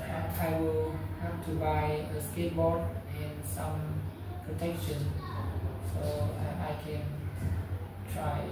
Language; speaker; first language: English; non-native, learner; Vietnamese